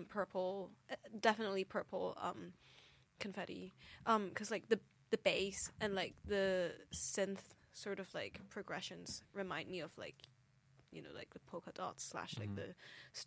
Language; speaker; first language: English; non-native, local second language; Cantonese